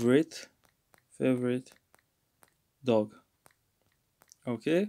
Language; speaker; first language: English; non-native, fluent; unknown